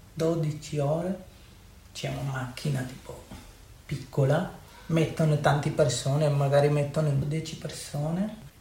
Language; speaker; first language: Italian; non-native, learner; Urdu